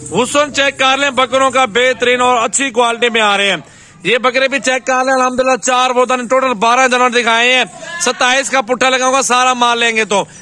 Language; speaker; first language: Urdu; non-native, local second language; Punjabi